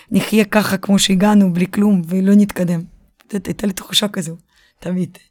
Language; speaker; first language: Hebrew; early bilingual, other home language; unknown